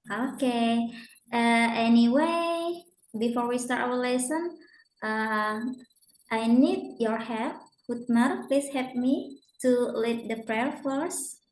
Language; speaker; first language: English; non-native, learner; Indonesian